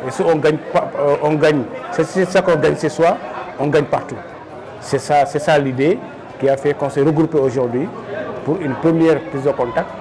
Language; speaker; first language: French; non-native, local second language; Wolof